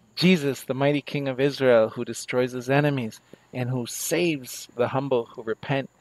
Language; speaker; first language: English; native; English